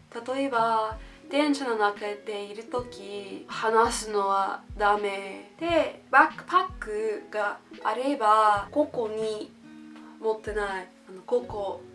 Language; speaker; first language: Japanese; non-native, learner; English